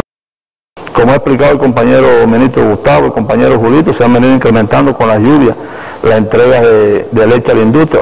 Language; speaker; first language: Spanish; native; Spanish